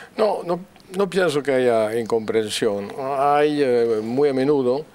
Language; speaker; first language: Spanish; non-native, fluent; French